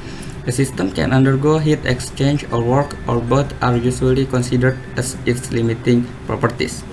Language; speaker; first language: English; non-native, learner; Indonesian